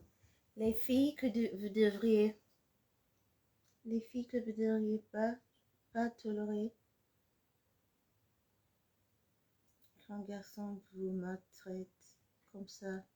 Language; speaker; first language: French; non-native, fluent; English